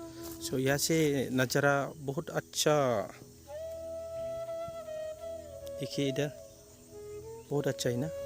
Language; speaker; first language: Hindi; non-native, local second language; Bodo